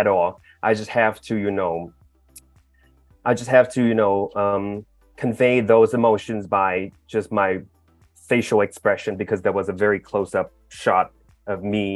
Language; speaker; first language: English; non-native, local second language; Cantonese